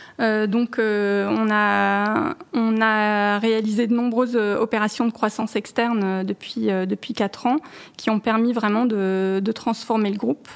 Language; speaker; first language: French; early bilingual, other home language; Arabic